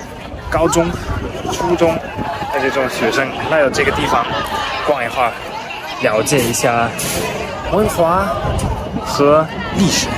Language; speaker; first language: Chinese; non-native, fluent; German